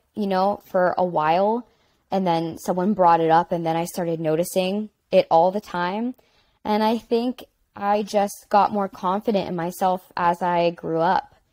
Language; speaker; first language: English; native; English